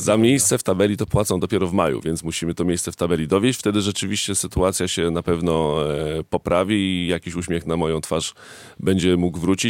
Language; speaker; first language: Polish; native; Polish